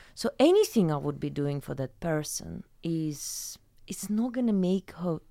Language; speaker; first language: English; non-native, fluent; Ukrainian